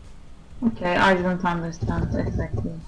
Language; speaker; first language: English; non-native, learner; Turkish